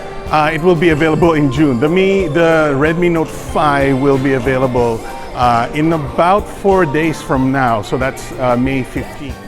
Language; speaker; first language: English; non-native, local second language; Filipino